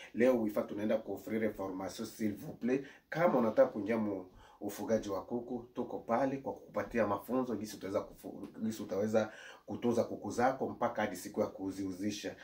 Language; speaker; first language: Swahili; native; Swahili